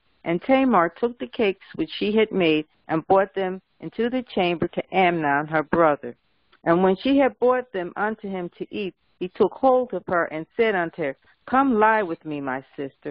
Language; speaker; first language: English; native; English